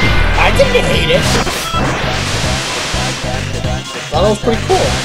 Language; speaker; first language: English; native; English